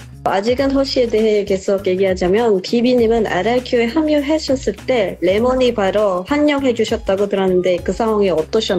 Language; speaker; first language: Korean; non-native, local second language; Indonesian